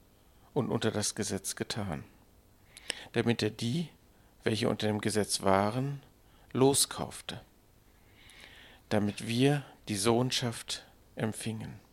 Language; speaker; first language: German; native; German